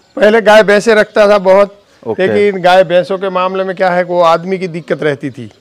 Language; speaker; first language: Hindi; non-native, local second language; Gujarati